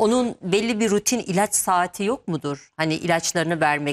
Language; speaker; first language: Turkish; native; Turkish